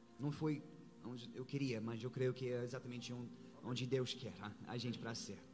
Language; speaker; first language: Portuguese; non-native, fluent; English